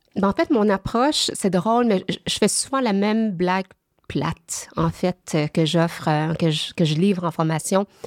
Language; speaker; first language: French; early bilingual, other home language; Vietnamese